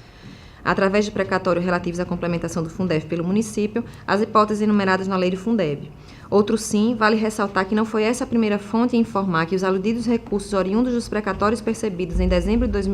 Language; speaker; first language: Portuguese; native; Portuguese